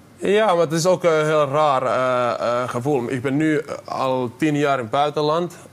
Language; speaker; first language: Dutch; non-native, fluent; Finnish